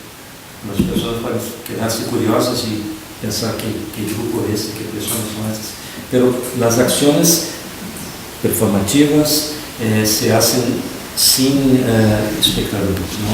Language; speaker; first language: Spanish; non-native, fluent; Portuguese